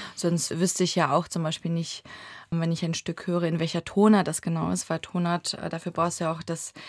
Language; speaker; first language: German; early bilingual, other home language; Russian